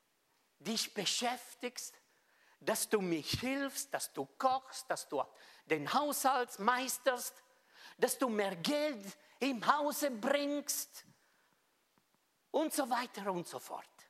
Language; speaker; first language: German; non-native, fluent; Italian